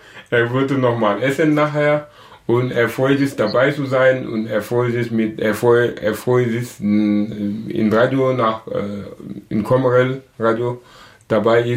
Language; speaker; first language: German; non-native, learner; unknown